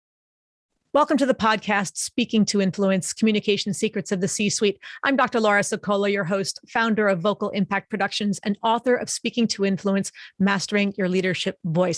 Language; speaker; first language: English; native; English